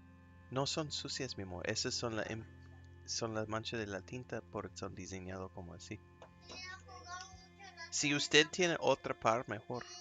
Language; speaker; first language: Spanish; non-native, learner; English